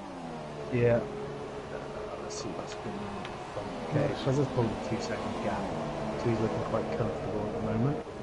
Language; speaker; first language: English; native; English